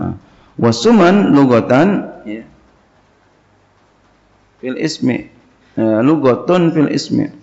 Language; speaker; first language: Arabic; non-native, fluent; Indonesian